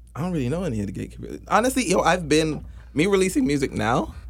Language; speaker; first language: English; native; English